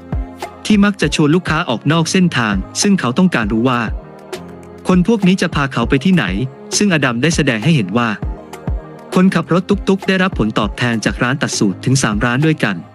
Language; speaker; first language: Thai; native; Thai